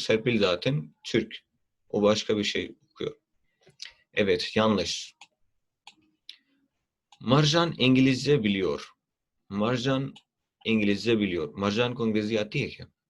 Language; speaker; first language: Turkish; non-native, fluent; Urdu